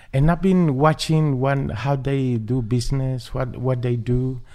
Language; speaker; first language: English; non-native, learner; Spanish